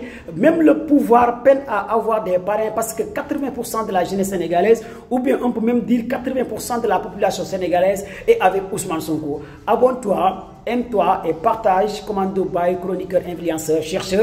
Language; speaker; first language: French; non-native, local second language; Wolof